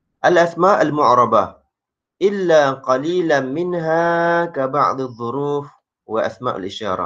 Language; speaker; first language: Arabic; non-native, fluent; Malay